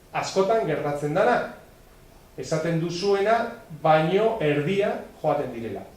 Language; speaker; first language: Basque; non-native, local second language; Spanish